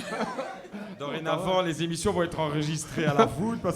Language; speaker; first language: French; native; French